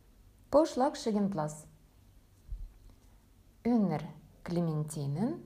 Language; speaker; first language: Norwegian; non-native, fluent; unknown